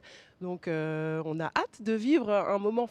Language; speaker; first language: French; native; French